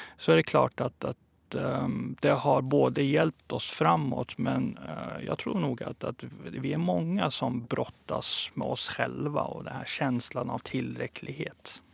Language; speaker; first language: Swedish; early bilingual, other home language; Persian